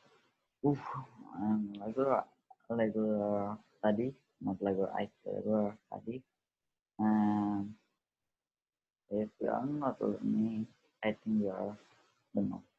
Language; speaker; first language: English; non-native, learner; Indonesian